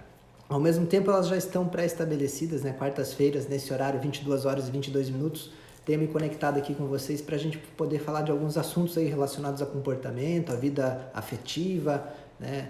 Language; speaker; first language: Portuguese; native; Portuguese